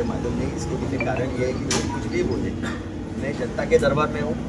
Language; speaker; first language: Hindi; non-native, local second language; Marathi